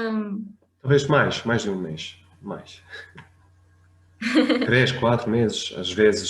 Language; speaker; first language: Portuguese; non-native, fluent; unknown